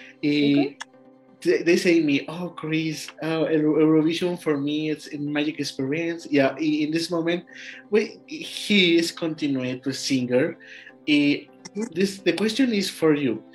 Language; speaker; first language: English; non-native, learner; Spanish